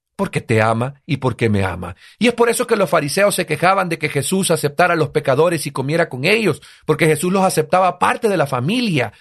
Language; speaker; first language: Spanish; native; Spanish